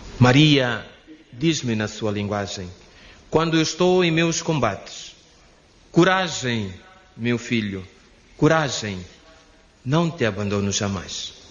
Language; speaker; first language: Portuguese; native; Portuguese